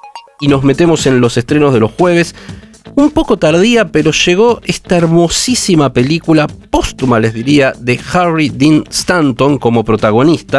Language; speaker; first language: Spanish; native; Spanish